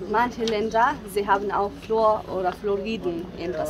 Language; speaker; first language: German; non-native, learner; Bosnian